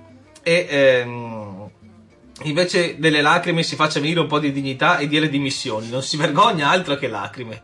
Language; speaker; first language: Italian; native; Italian